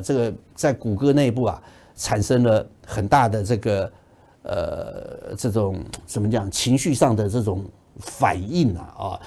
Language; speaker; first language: Chinese; native; Chinese